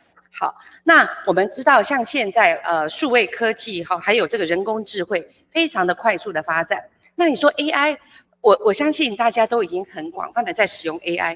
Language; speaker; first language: Chinese; native; Chinese